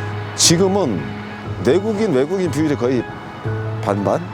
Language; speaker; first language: Korean; native; Korean